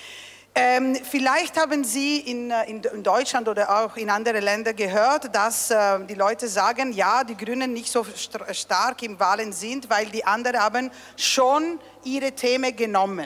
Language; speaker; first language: German; non-native, fluent; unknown